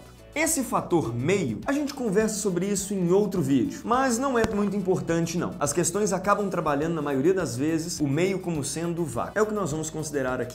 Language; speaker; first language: Portuguese; native; Portuguese